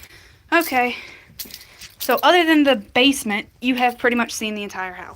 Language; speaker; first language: English; native; English